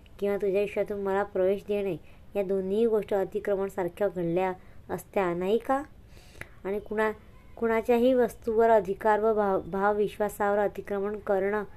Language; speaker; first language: Marathi; non-native, local second language; Hindi